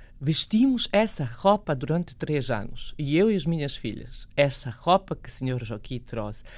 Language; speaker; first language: Portuguese; non-native, fluent; Bosnian